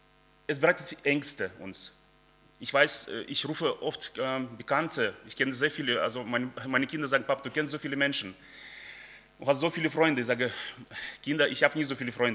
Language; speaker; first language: German; early bilingual, other home language; Russian